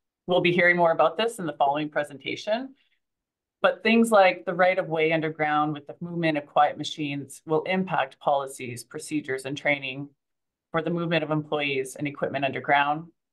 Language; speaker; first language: English; early bilingual, other home language; French